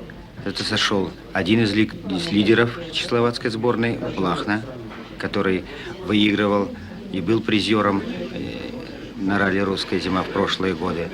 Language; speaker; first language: Russian; native; Russian